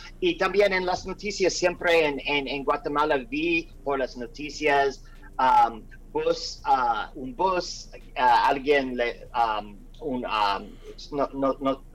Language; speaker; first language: Spanish; non-native, learner; English